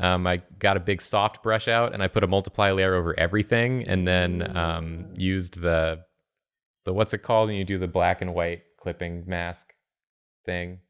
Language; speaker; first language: English; native; English